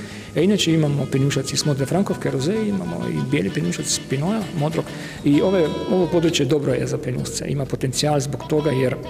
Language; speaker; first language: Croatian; non-native, learner; Slovenian